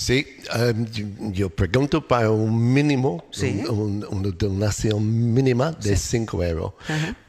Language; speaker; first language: Spanish; non-native, learner; English